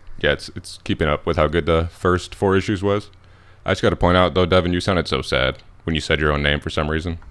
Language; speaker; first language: English; native; English